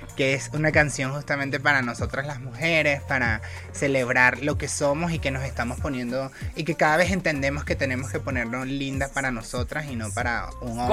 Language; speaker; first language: Spanish; native; Spanish